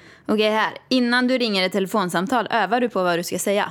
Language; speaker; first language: Swedish; native; Swedish